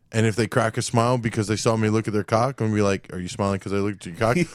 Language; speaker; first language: English; native; English